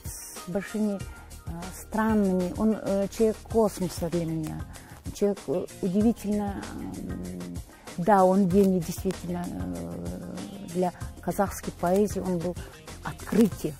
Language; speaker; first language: Russian; non-native, local second language; Kazakh